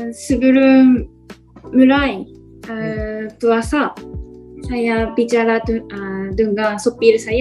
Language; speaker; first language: Indonesian; non-native, learner; Chinese